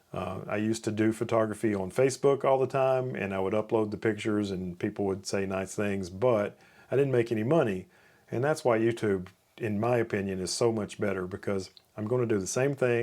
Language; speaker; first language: English; native; English